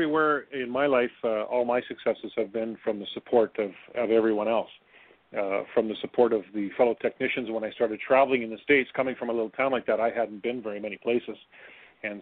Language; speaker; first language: English; native; English